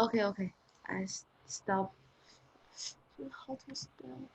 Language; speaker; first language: English; non-native, learner; Chinese